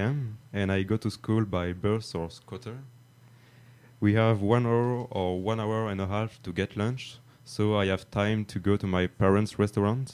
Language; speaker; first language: English; non-native, fluent; French